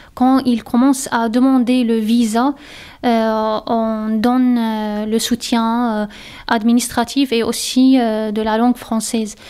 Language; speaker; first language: French; non-native, fluent; Arabic